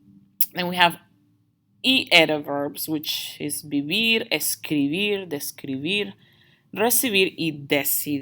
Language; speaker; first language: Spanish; non-native, fluent; English